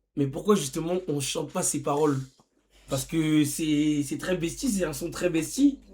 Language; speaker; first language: French; native; French